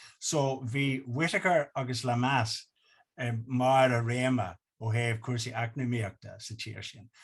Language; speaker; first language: Irish; non-native, local second language; English